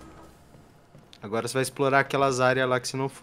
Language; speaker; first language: Portuguese; native; Portuguese